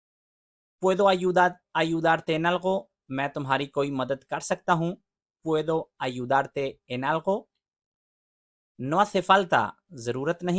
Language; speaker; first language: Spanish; non-native, fluent; Urdu